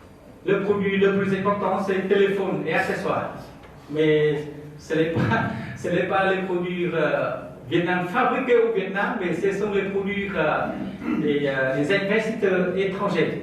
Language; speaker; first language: French; non-native, fluent; Vietnamese